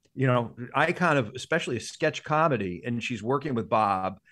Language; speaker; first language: English; native; English